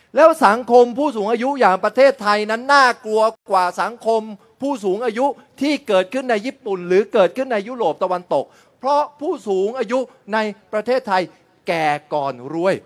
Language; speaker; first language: Thai; early bilingual, other home language; Chinese